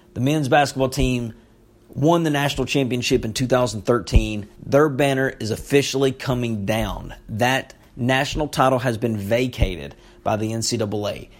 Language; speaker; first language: English; native; English